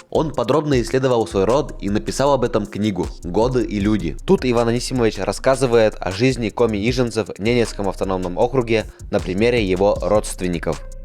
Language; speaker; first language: Russian; native; Russian